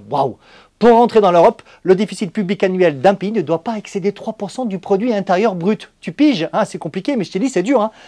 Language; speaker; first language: French; native; French